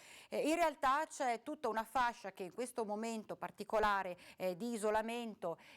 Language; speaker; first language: Italian; native; Italian